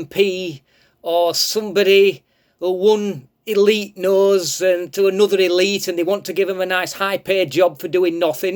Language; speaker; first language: English; native; English